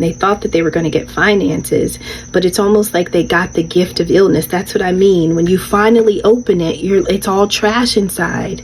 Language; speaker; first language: English; native; English